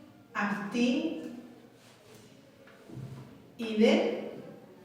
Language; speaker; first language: Greek; non-native, learner; Spanish